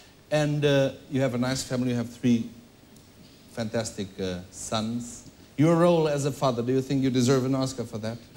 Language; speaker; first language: English; non-native, fluent; Portuguese